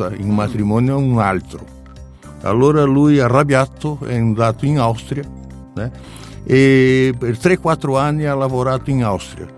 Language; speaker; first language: Italian; non-native, learner; Portuguese